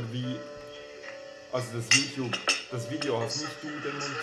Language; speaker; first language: German; native; German